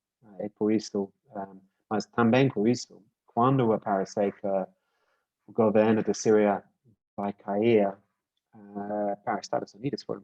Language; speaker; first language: Portuguese; non-native, learner; English